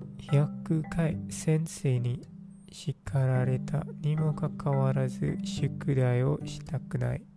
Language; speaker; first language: Japanese; non-native, learner; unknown